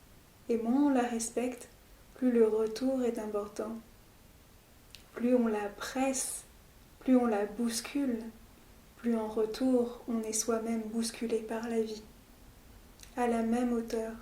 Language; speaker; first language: French; native; French